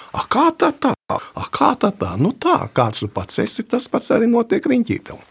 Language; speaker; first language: Latvian; native; Latvian